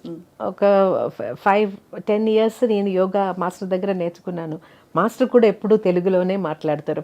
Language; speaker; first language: Telugu; non-native, fluent; Malayalam